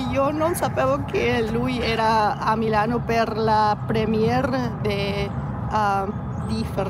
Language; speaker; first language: Italian; non-native, learner; Spanish